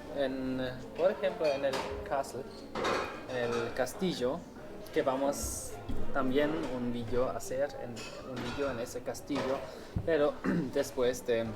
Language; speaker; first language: Spanish; non-native, learner; German